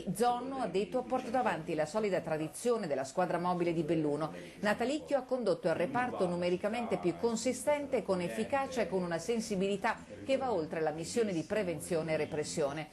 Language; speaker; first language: Italian; native; Italian